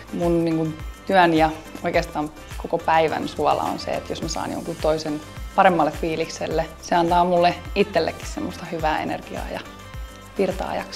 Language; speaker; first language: Finnish; native; Finnish